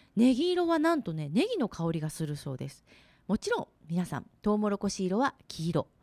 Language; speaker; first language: Japanese; native; Japanese